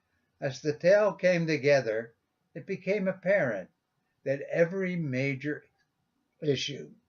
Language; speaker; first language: English; native; English